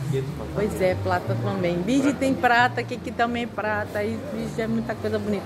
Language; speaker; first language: Portuguese; native; Portuguese